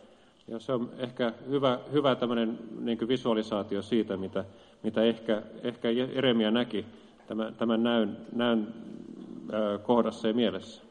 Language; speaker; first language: Finnish; native; Finnish